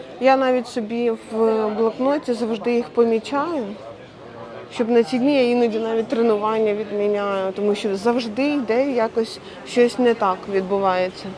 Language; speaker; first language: Ukrainian; non-native, local second language; Russian